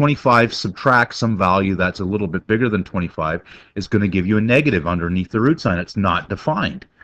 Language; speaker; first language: English; native; English